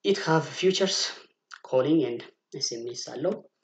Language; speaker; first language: English; non-native, local second language; Amharic